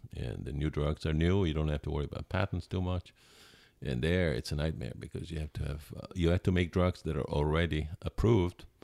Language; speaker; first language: English; non-native, fluent; Italian